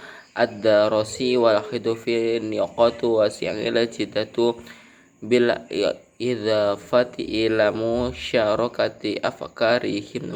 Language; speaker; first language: Arabic; non-native, learner; Indonesian